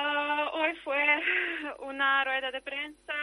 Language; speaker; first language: Spanish; non-native, learner; Ukrainian